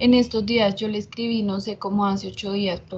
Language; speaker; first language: Spanish; native; Spanish